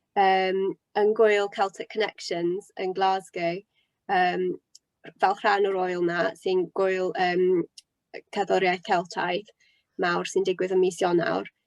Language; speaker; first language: Welsh; non-native, local second language; English